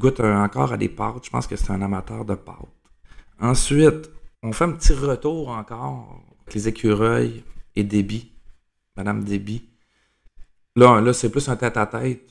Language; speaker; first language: French; native; French